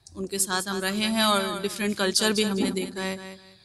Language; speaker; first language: Hindi; native; Hindi